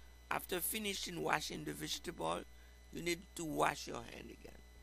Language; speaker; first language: English; non-native, fluent; Haitian Creole